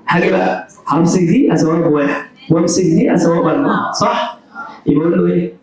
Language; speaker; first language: Arabic; native; Arabic